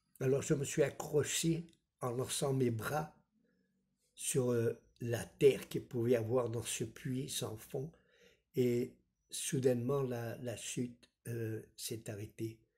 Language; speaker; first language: French; non-native, fluent; Spanish